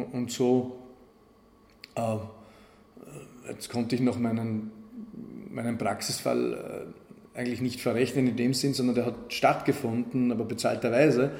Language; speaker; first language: German; native; German